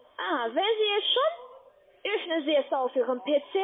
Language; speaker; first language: German; non-native, learner; Russian